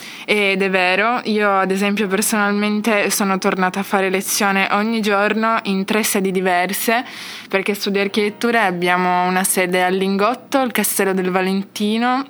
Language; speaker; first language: Italian; native; Italian